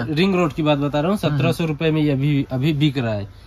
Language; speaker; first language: Hindi; native; Hindi